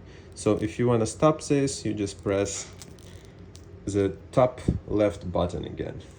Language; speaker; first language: English; non-native, fluent; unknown